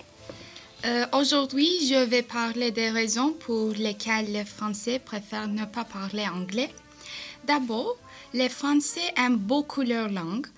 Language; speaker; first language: French; non-native, learner; Turkish